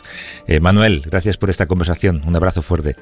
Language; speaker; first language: Spanish; native; Spanish